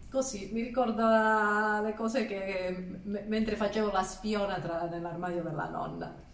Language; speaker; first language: Italian; native; Italian